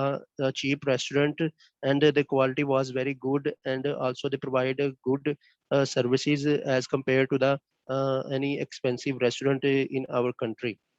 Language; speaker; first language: English; non-native, learner; Bangla